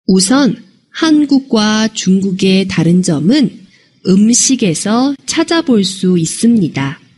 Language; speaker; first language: Korean; non-native, fluent; Chinese